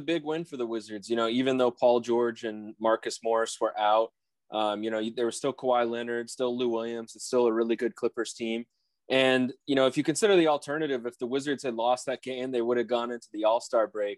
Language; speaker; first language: English; native; English